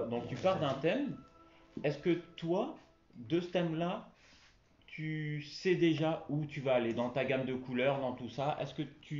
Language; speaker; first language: French; native; French